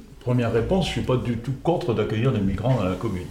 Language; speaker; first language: French; native; French